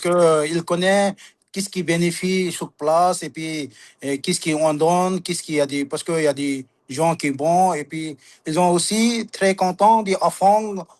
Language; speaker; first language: French; non-native, learner; Sherpa